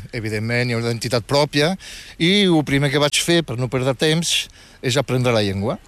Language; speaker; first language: Catalan; non-native, fluent; Riffian